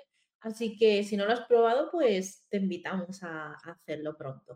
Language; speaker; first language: Spanish; early bilingual, other home language; Chinese